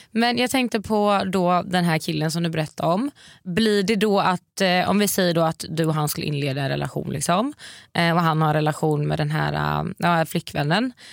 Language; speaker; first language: Swedish; native; Swedish